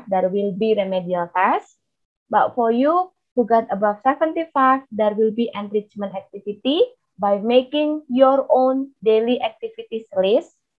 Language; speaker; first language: English; non-native, fluent; Indonesian